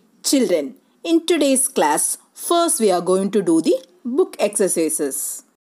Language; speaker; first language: English; non-native, local second language; Tamil